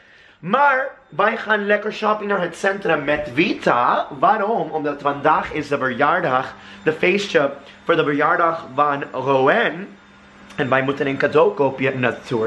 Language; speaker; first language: Dutch; non-native, learner; English